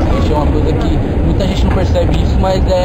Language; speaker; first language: Portuguese; native; Portuguese